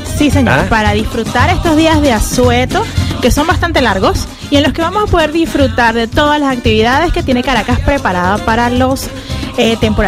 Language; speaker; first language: Spanish; native; Spanish